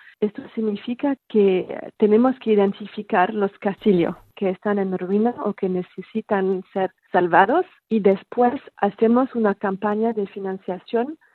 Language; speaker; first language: Spanish; non-native, fluent; French